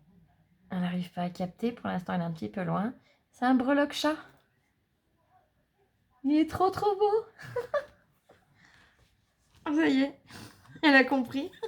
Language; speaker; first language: French; native; French